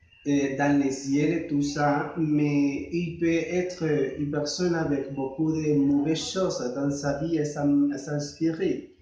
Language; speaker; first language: French; non-native, learner; Spanish